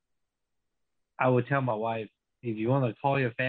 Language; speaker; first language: English; non-native, local second language; Cantonese